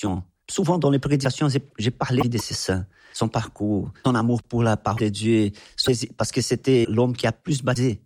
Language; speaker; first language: French; non-native, learner; Portuguese